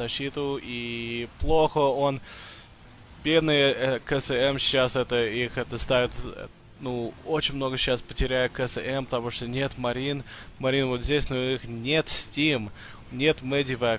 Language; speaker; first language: Russian; early bilingual, heritage; Russian